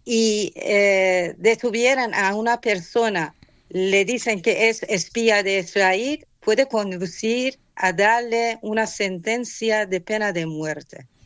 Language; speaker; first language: Spanish; non-native, fluent; Persian